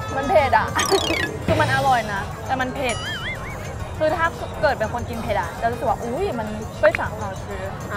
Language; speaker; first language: Thai; native; Thai